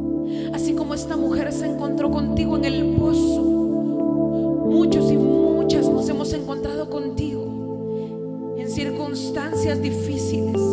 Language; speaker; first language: Spanish; native; Spanish